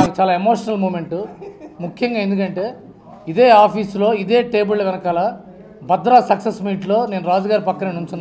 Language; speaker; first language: Telugu; native; Telugu